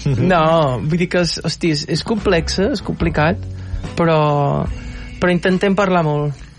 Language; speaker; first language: Catalan; native; Catalan